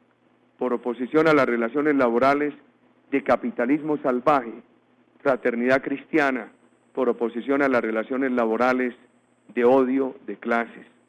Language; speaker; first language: Spanish; native; Spanish